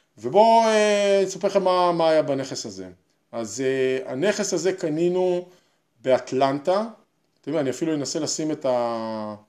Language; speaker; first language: Hebrew; native; Hebrew